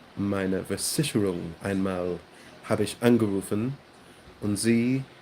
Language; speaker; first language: German; non-native, learner; English